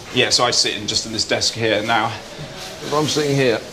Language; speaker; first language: English; native; English